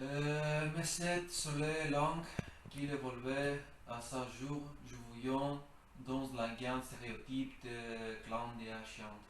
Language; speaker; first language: French; non-native, learner; Greek